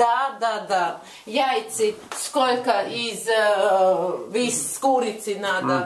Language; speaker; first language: Russian; non-native, learner; Latvian